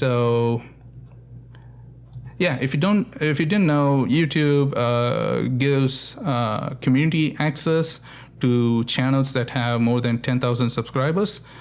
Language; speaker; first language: English; non-native, local second language; Tamil